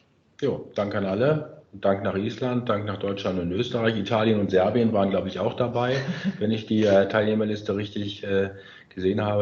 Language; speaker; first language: German; native; German